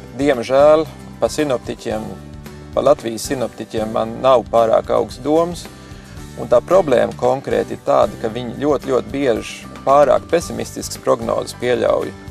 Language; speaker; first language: Latvian; native; Latvian